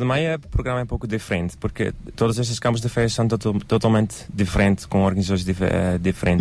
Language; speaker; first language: Portuguese; non-native, learner; Dutch